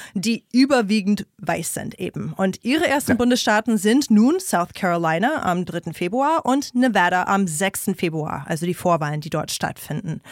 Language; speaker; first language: German; non-native, fluent; English